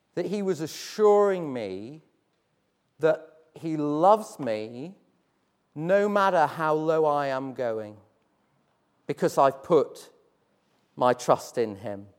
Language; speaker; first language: English; native; English